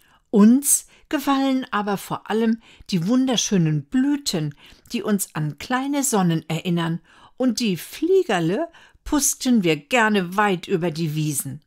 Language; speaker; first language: German; native; German